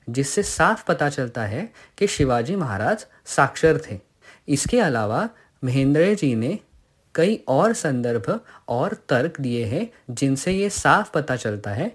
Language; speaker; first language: Hindi; non-native, local second language; Marathi